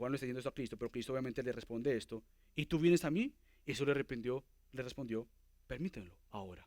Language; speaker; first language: Spanish; native; Spanish